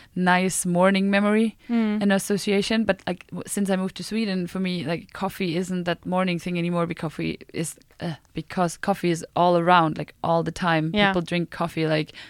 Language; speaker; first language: English; non-native, fluent; German